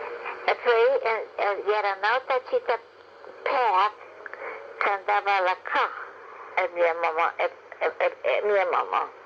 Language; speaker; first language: Italian; early bilingual, heritage; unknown